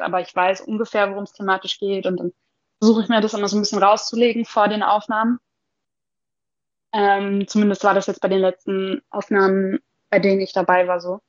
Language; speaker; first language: German; native; German